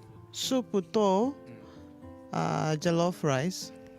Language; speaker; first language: Japanese; non-native, learner; Igbo